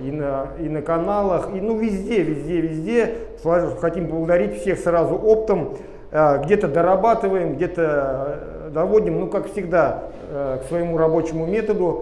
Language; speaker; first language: Russian; native; Russian